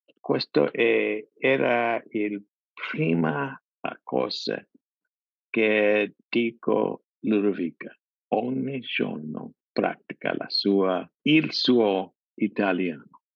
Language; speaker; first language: Italian; non-native, learner; English